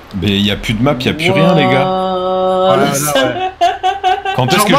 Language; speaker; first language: French; native; French